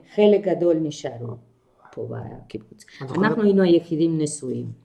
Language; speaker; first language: Hebrew; non-native, fluent; Spanish